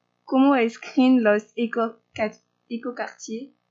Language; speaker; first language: Spanish; non-native, learner; French